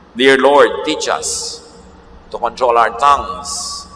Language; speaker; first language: English; non-native, local second language; Filipino